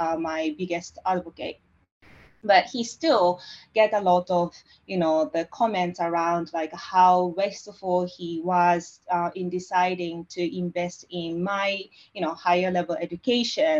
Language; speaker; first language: English; non-native, fluent; Japanese